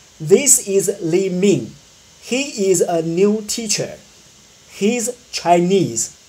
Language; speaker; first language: English; non-native, learner; Chinese